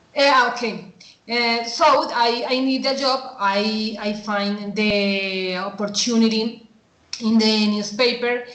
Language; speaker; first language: English; non-native, learner; Spanish